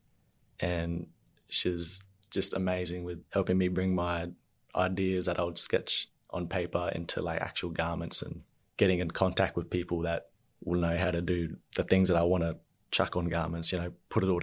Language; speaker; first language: English; native; English